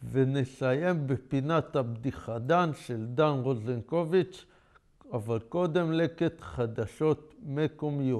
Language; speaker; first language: Hebrew; native; Hebrew